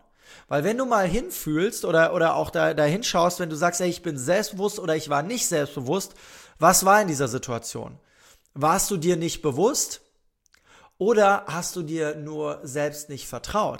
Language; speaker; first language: German; native; German